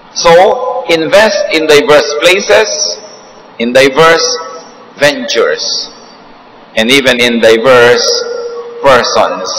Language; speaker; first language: English; non-native, local second language; Filipino